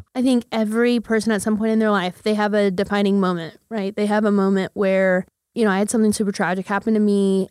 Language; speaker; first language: English; native; English